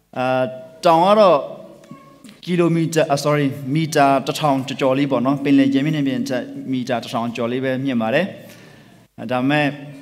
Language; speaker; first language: Burmese; non-native, local second language; Tedim Chin